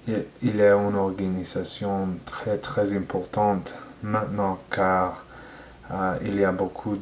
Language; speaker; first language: French; non-native, learner; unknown